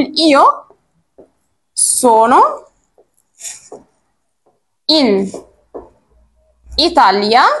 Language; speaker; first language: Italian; non-native, fluent; Arabic